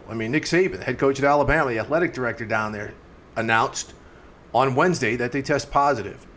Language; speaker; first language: English; native; English